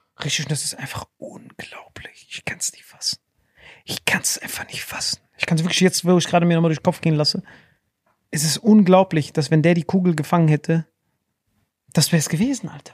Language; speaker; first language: German; native; German